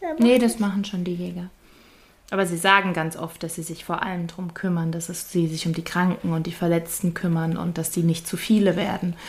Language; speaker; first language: German; native; German